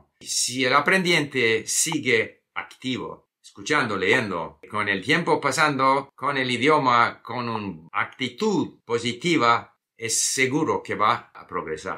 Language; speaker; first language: Spanish; non-native, fluent; English